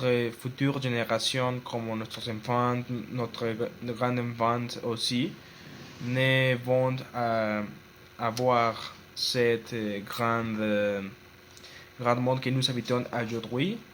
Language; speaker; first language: French; non-native, learner; Spanish